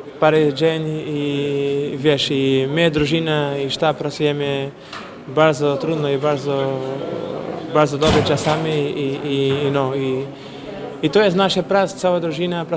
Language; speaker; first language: Polish; non-native, fluent; Portuguese